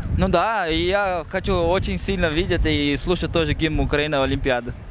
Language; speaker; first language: Ukrainian; non-native, learner; Portuguese